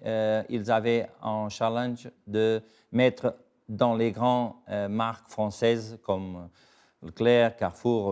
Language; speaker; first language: French; non-native, fluent; Portuguese